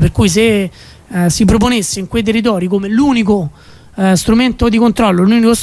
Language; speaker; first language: Italian; native; Italian